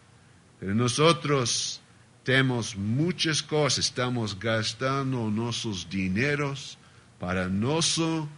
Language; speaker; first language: Spanish; non-native, learner; Portuguese